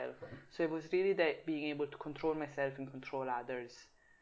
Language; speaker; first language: English; non-native, fluent; Italian